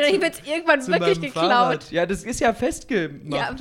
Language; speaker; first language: German; native; German